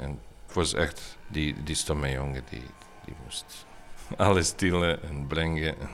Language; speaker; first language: Dutch; non-native, learner; Bosnian